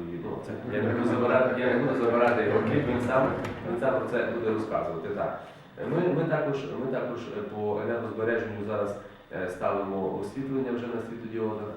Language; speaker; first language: Ukrainian; native; Ukrainian